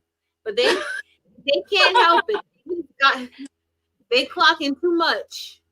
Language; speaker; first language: English; native; English